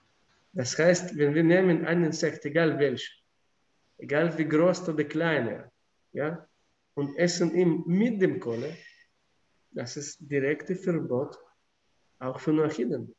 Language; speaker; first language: German; non-native, fluent; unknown